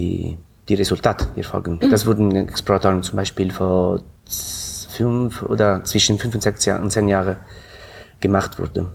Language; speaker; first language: German; non-native, fluent; Italian